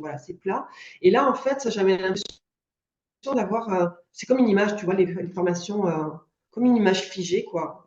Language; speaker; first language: French; native; French